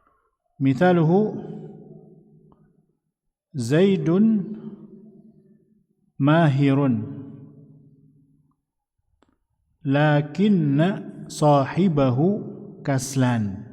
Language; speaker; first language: Arabic; non-native, fluent; Indonesian